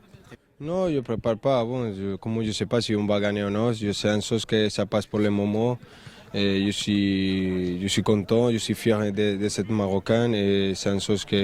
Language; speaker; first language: French; early bilingual, heritage; French